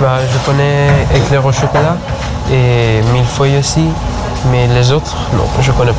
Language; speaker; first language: French; non-native, learner; Persian